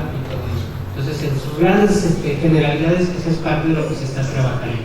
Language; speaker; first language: Spanish; non-native, local second language; Tzotzil